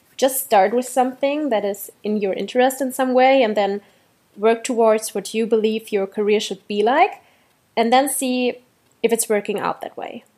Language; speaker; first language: English; non-native, fluent; German